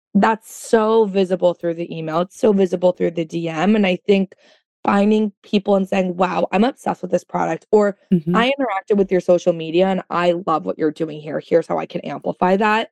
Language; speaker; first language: English; native; English